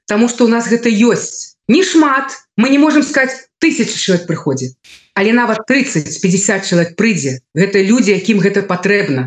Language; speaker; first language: Belarusian; non-native, local second language; Russian